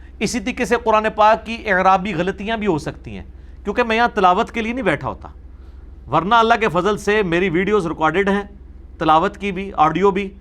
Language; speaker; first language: Urdu; non-native, local second language; Punjabi